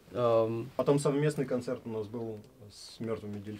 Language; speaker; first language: Russian; native; Russian